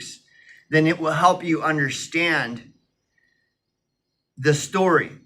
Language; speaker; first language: English; native; English